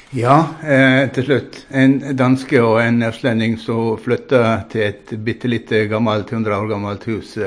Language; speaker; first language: Norwegian; native; Norwegian